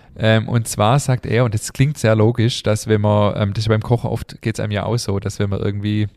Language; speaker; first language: German; native; German